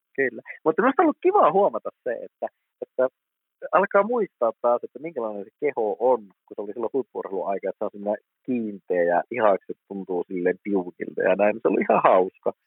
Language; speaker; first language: Finnish; native; Finnish